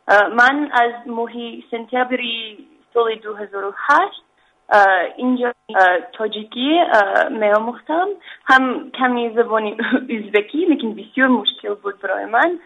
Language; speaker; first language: Persian; non-native, learner; English